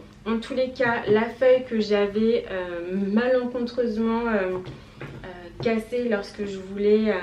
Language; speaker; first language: French; native; French